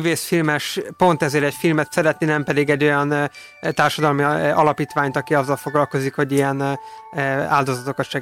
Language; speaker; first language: Hungarian; native; Hungarian